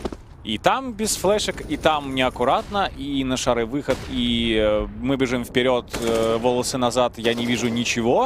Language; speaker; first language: Russian; native; Russian